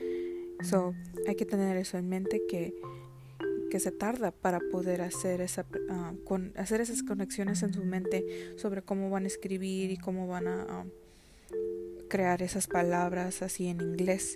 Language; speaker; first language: Spanish; early bilingual, heritage; Spanish